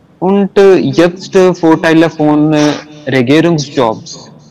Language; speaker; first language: German; non-native, learner; Hindi